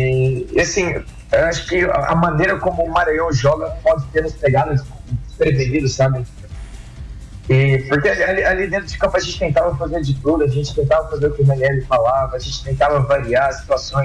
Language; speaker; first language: Portuguese; native; Portuguese